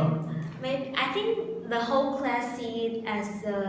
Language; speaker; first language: English; non-native, learner; Chinese